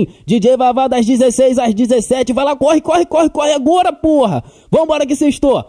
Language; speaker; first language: Portuguese; native; Portuguese